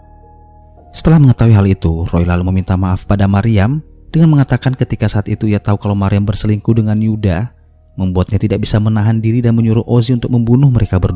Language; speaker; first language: Indonesian; native; Indonesian